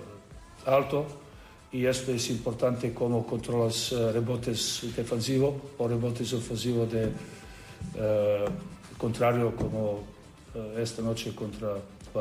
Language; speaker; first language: Spanish; non-native, learner; Serbian